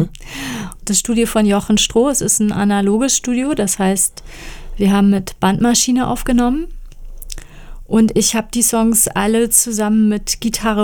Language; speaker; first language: German; native; German